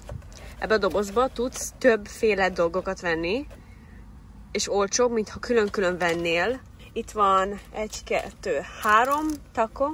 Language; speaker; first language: Hungarian; non-native, fluent; English